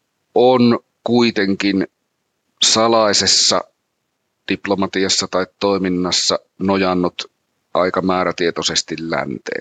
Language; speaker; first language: Finnish; native; Finnish